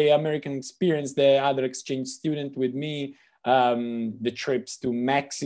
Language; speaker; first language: English; non-native, fluent; Italian